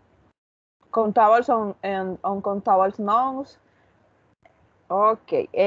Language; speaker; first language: English; non-native, learner; Spanish